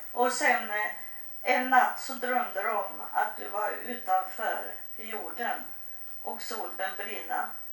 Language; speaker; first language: Swedish; native; Swedish